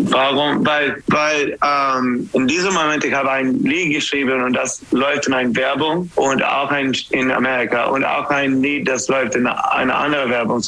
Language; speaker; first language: German; non-native, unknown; English